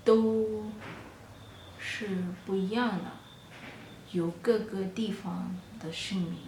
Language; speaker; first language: Chinese; non-native, fluent; Kalenjin